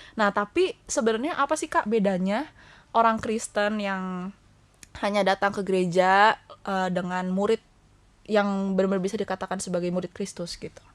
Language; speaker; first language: Indonesian; native; Indonesian